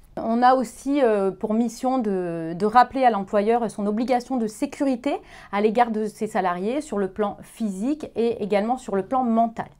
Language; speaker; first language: French; native; French